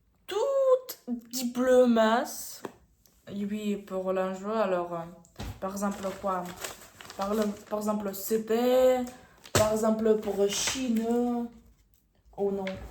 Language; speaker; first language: French; non-native, learner; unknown